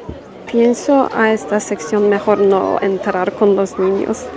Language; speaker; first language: Spanish; non-native, fluent; Polish